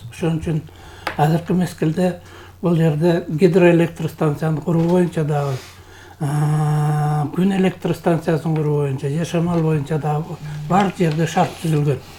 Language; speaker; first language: Kyrgyz; native; Kyrgyz